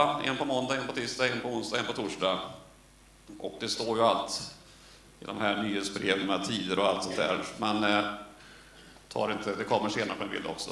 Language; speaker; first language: Swedish; native; Swedish